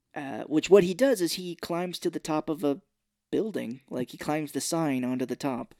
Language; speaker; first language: English; native; English